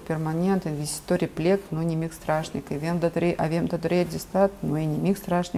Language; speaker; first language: Romanian; non-native, local second language; Russian